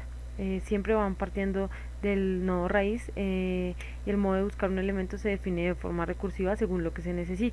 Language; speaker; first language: Spanish; native; Spanish